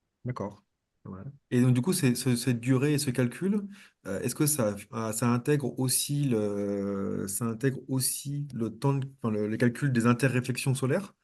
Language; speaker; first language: French; native; French